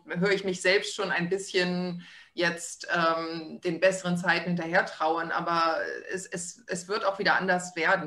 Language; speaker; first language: German; native; German